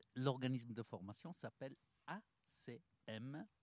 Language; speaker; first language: French; non-native, local second language; Arabic